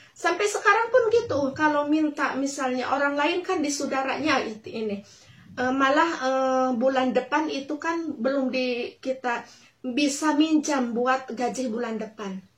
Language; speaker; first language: Indonesian; non-native, local second language; Sundanese